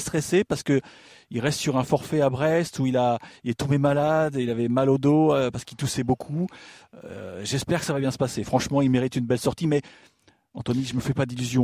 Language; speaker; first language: French; native; French